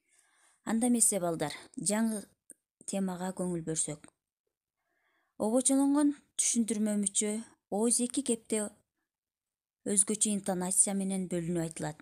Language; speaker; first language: Kyrgyz; native; Kyrgyz